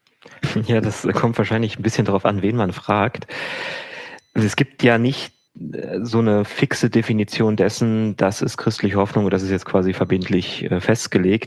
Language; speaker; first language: German; native; German